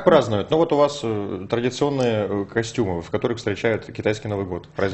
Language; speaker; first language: Russian; native; Russian